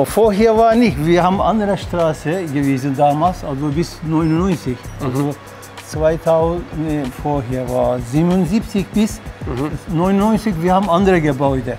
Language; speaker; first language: German; non-native, learner; Turkish